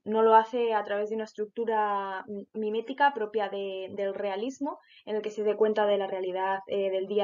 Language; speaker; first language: Spanish; native; Spanish